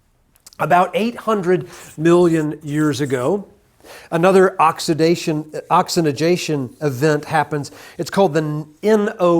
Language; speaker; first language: English; native; English